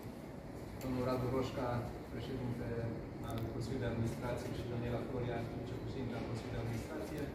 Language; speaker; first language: Romanian; native; Romanian